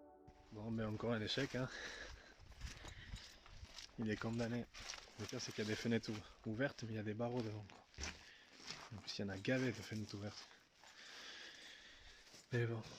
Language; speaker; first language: French; native; French